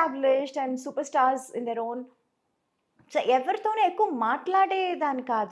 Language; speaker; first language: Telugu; non-native, fluent; Tamil